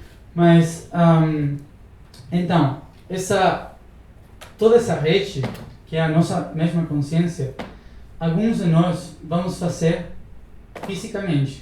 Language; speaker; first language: Portuguese; non-native, learner; Spanish